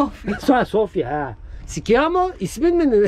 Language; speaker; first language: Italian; non-native, learner; Turkish